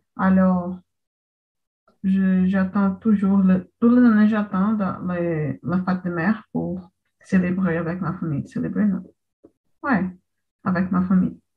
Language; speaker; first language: French; non-native, learner; Portuguese